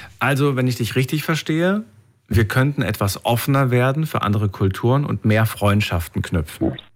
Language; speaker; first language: German; native; German